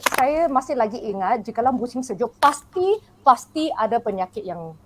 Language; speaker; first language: Malay; non-native, local second language; Chinese